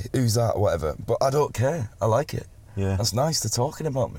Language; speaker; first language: English; native; English